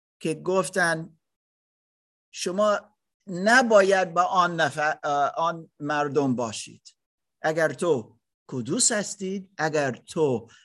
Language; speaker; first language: Persian; non-native, learner; German